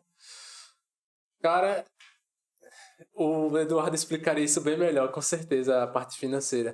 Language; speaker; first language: Portuguese; native; Portuguese